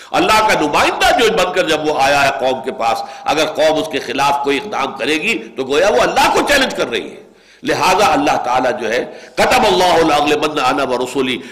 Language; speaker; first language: Urdu; native; Urdu